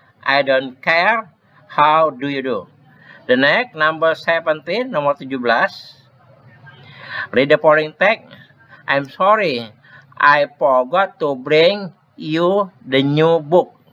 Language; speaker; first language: English; non-native, fluent; Indonesian